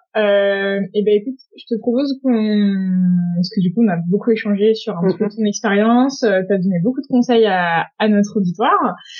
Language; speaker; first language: French; native; French